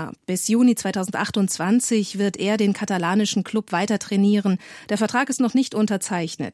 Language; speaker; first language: German; native; German